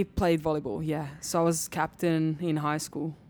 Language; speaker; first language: English; early bilingual, other home language; Serbian